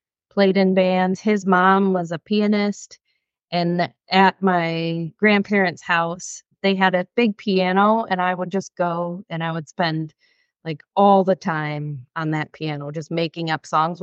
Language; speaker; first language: English; native; English